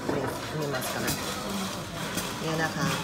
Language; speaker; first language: Japanese; non-native, learner; Thai